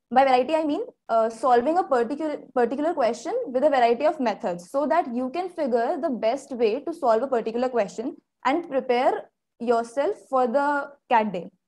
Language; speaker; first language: English; non-native, local second language; Hindi